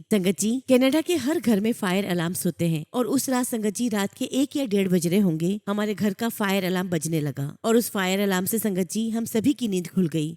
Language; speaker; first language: Hindi; native; Hindi